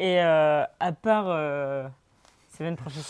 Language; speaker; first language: French; native; French